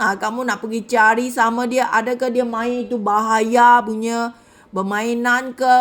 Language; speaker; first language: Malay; non-native, local second language; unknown